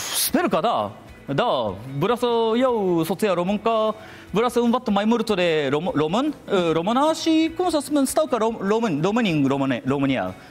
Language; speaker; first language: Romanian; non-native, learner; Japanese